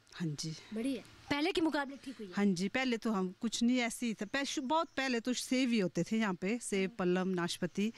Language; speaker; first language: Hindi; native; Hindi